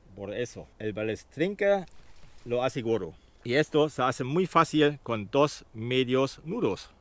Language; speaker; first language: Spanish; non-native, fluent; German